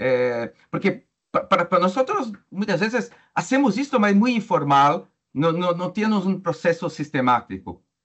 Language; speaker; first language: Spanish; non-native, learner; Portuguese